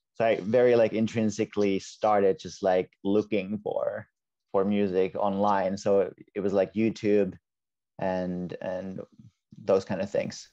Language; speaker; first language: English; non-native, fluent; Finnish